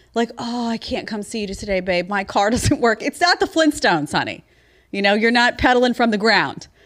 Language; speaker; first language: English; native; English